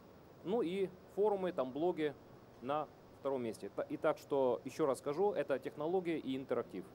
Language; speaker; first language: Russian; native; Russian